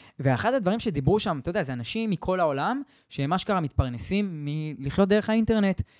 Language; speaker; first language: Hebrew; early bilingual, other home language; English